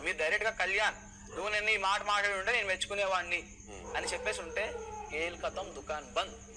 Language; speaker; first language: Telugu; native; Telugu